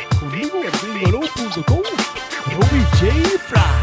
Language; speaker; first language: Spanish; non-native, fluent; English